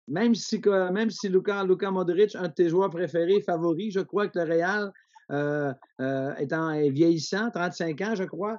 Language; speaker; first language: French; native; French